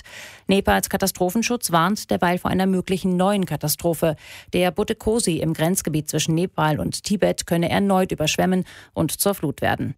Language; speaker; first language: German; native; German